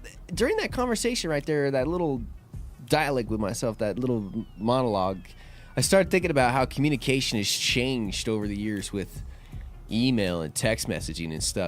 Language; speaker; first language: English; native; English